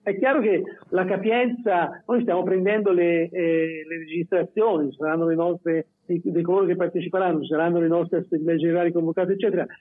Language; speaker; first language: Italian; native; Italian